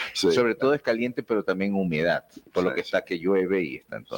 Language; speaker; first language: Spanish; native; Spanish